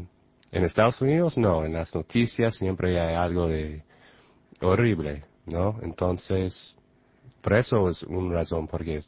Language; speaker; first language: Spanish; non-native, learner; English